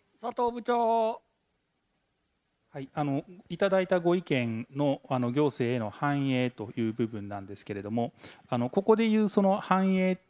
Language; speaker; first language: Japanese; native; Japanese